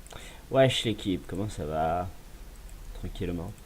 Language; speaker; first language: French; native; French